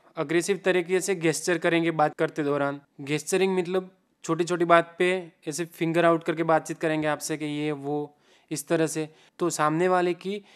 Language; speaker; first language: Hindi; non-native, local second language; Gujarati